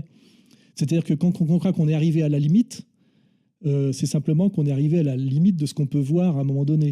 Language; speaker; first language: French; native; French